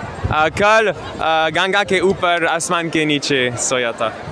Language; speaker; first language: Hindi; non-native, learner; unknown